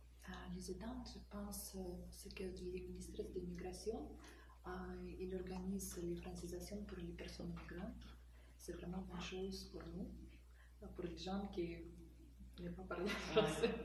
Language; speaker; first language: French; non-native, learner; Russian